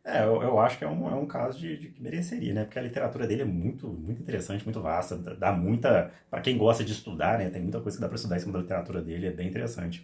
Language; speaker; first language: Portuguese; native; Portuguese